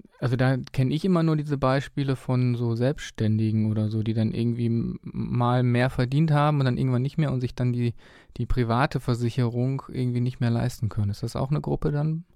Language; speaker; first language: German; native; German